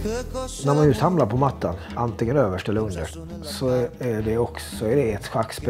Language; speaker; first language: Swedish; native; Swedish